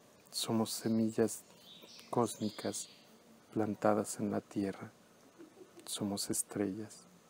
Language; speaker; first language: Spanish; native; Spanish